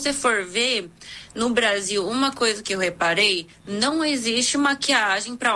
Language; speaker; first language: Portuguese; non-native, fluent; Korean